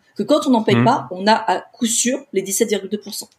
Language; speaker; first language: French; native; French